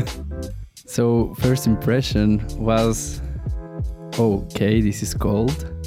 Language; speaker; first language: English; non-native, fluent; Spanish